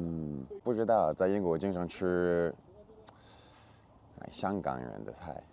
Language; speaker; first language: Chinese; non-native, fluent; English